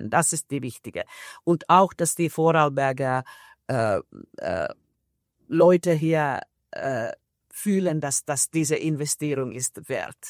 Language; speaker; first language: German; non-native, fluent; Finnish